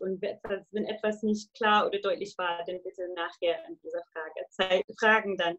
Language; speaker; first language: German; non-native, fluent; English